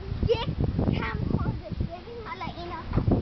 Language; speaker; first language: Persian; early bilingual, heritage; Persian